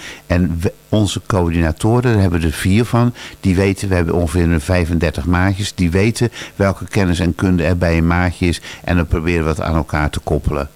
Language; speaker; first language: Dutch; native; Dutch